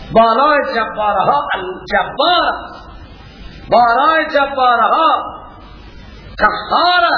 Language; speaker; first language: Persian; native; Persian